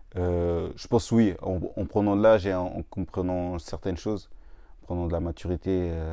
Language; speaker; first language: French; native; French